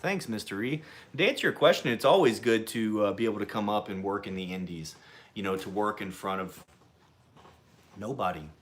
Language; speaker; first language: English; native; English